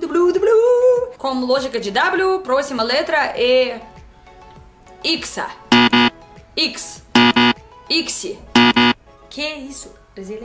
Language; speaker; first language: Portuguese; non-native, learner; Russian